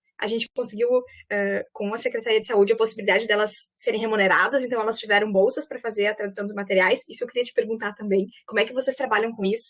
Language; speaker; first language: Portuguese; native; Portuguese